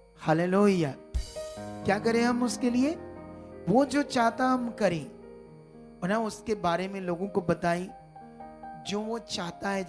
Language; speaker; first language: Hindi; non-native, local second language; Punjabi